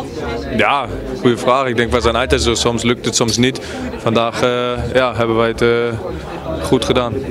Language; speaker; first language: Dutch; non-native, fluent; German